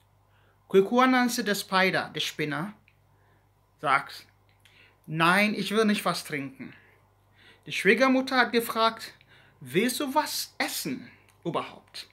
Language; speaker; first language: German; non-native, learner; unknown